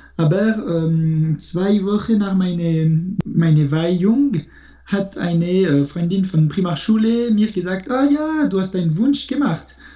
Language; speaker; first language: German; non-native, local second language; French